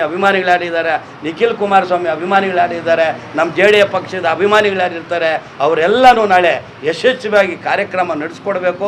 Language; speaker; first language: Kannada; native; Kannada